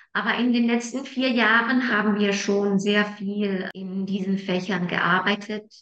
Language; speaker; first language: German; non-native, fluent; Spanish